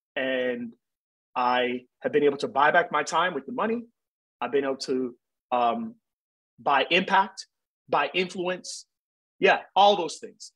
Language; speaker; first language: English; native; English